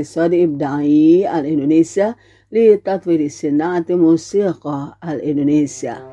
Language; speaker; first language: Arabic; non-native, fluent; Indonesian